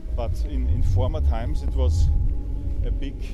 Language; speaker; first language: English; non-native, fluent; German